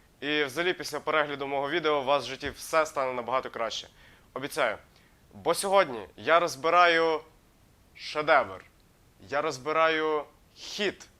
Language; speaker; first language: Ukrainian; native; Ukrainian